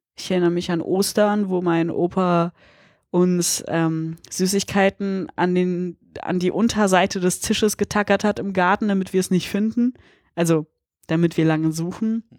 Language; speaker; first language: German; early bilingual, other home language; Polish